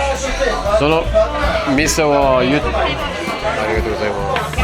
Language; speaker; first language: Japanese; non-native, learner; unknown